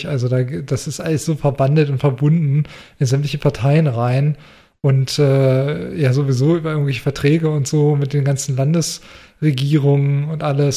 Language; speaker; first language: German; native; German